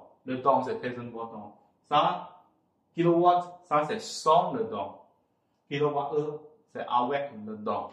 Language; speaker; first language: French; non-native, fluent; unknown